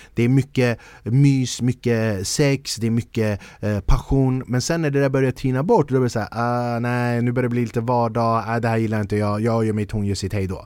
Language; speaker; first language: Swedish; early bilingual, other home language; Kurdish